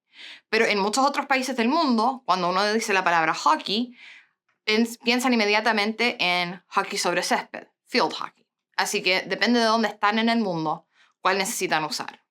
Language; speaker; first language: Spanish; non-native, fluent; English